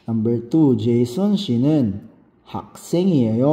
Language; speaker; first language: Korean; non-native, fluent; Filipino